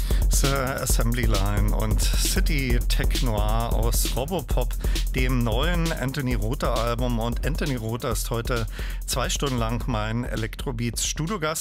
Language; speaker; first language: German; native; German